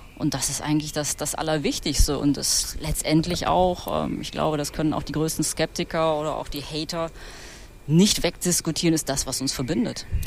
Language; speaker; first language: German; native; German